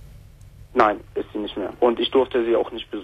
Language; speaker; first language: German; native; German